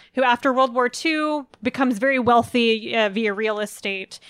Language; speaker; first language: English; native; English